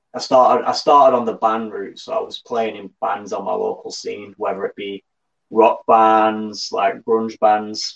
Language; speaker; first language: English; native; English